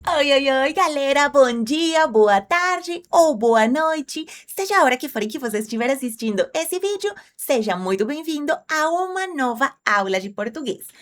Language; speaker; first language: Portuguese; non-native, fluent; Spanish